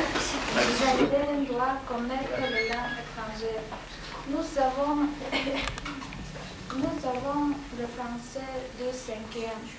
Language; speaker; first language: French; non-native, learner; Yakut